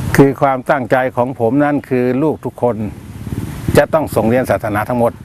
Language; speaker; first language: Thai; native; Thai